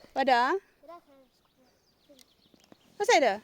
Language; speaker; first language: Swedish; non-native, learner; Filipino